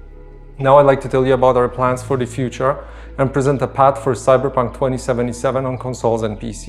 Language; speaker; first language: English; non-native, fluent; Polish